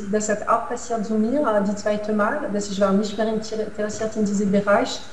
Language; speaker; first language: German; non-native, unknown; French